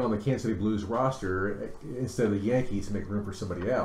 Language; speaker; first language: English; native; English